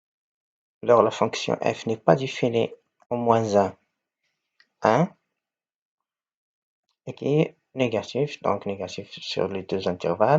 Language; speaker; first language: French; non-native, local second language; Arabic